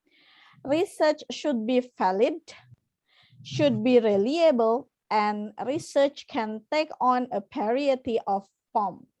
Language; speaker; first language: English; non-native, fluent; Indonesian